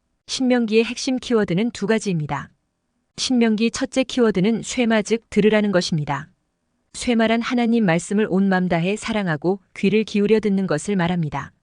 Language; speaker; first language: Korean; native; Korean